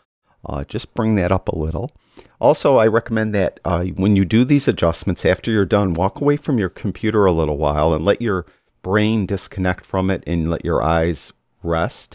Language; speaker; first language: English; native; English